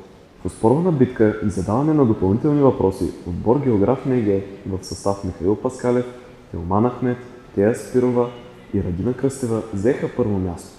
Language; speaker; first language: Bulgarian; native; Bulgarian